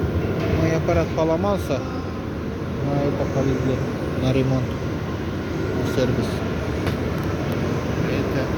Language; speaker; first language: Russian; non-native, local second language; Kyrgyz